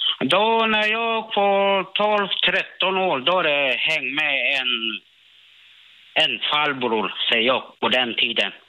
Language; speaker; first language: Swedish; non-native, learner; Burmese